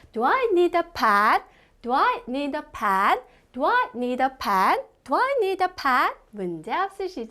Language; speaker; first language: English; non-native, fluent; Korean